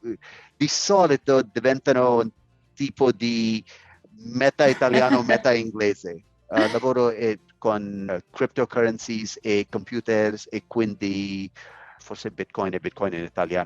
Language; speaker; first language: Italian; non-native, learner; English